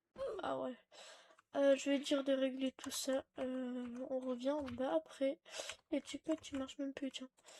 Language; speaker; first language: French; native; French